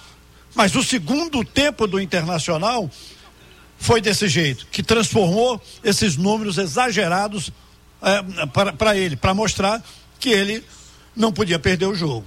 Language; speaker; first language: Portuguese; native; Portuguese